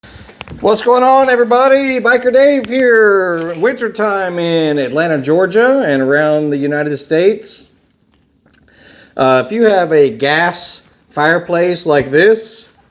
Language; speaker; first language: English; native; English